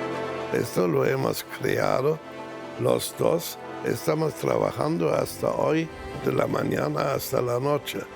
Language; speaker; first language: Spanish; non-native, fluent; German